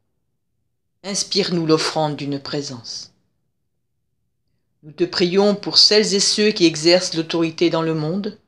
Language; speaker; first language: French; native; French